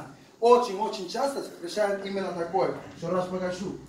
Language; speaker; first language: Russian; non-native, fluent; Spanish